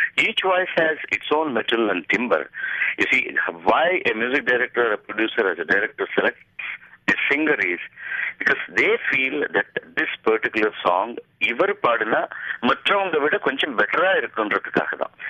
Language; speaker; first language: English; non-native, local second language; Telugu